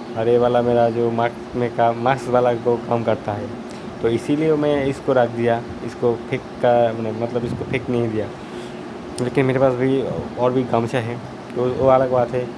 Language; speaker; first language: Hindi; non-native, local second language; Bangla